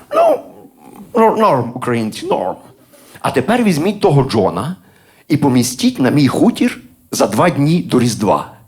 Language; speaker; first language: Ukrainian; native; Ukrainian